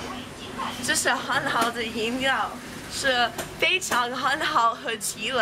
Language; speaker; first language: Chinese; non-native, learner; English